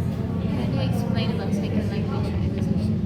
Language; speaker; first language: English; non-native, learner; Indonesian